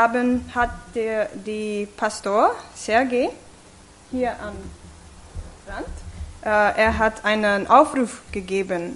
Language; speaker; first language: German; non-native, fluent; English